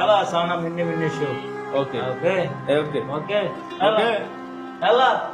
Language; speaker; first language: Arabic; non-native, learner; Bangla